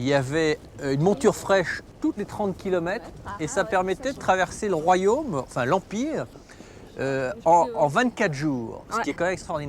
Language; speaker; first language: French; native; French